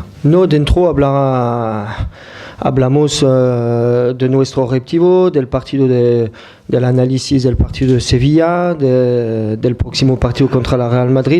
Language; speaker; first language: Spanish; non-native, fluent; French